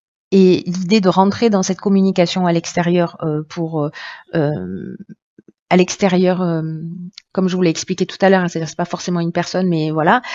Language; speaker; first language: French; native; French